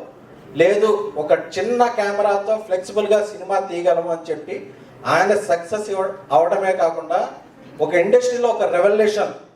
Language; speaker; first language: Telugu; native; Telugu